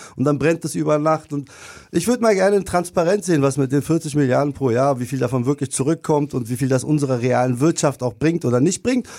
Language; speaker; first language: German; non-native, fluent; Turkish